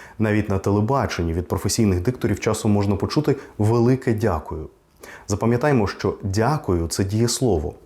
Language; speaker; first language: Ukrainian; non-native, local second language; Russian